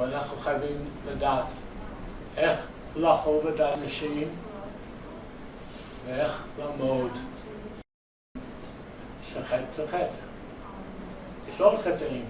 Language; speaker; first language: Hebrew; non-native, fluent; English